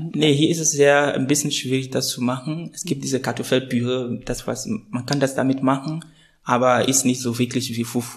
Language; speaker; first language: German; non-native, fluent; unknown